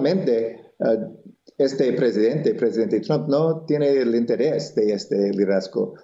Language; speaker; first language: Spanish; non-native, local second language; English